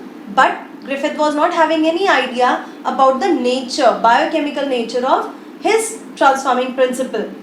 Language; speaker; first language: English; non-native, local second language; Hindi